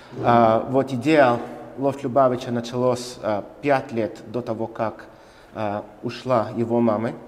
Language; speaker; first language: Russian; non-native, fluent; Spanish